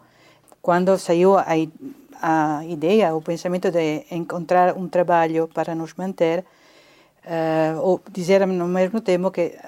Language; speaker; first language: Portuguese; non-native, fluent; Italian